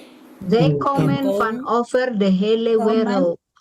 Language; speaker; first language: Dutch; non-native, learner; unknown